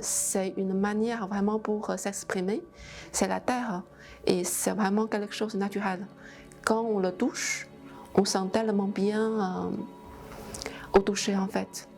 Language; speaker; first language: French; non-native, fluent; Chinese